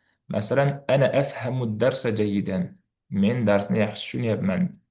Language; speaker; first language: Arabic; non-native, fluent; Uzbek